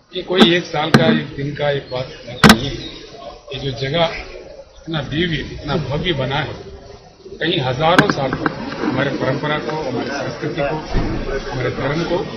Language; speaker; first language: Hindi; non-native, local second language; Telugu